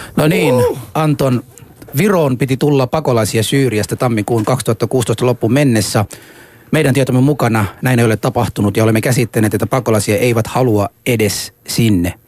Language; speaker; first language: Finnish; non-native, fluent; Arabic